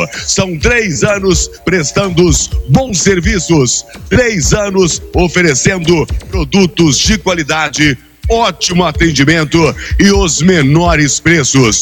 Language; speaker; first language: Portuguese; native; Portuguese